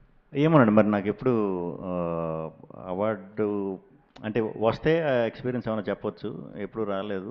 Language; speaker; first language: Telugu; native; Telugu